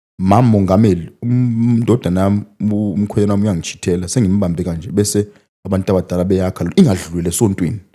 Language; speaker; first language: Zulu; native; Zulu